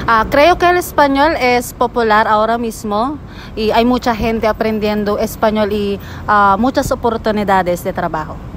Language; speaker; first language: Spanish; non-native, learner; Filipino